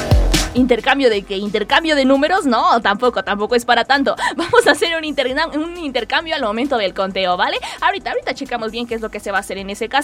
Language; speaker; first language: Spanish; native; Spanish